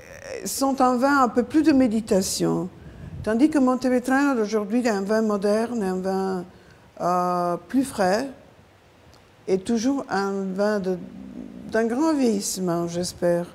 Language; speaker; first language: French; non-native, fluent; Italian